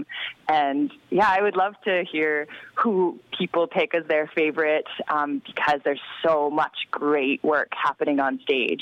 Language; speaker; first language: English; native; English